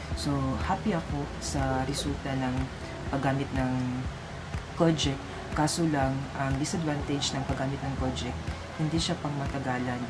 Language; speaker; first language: Filipino; non-native, local second language; Cebuano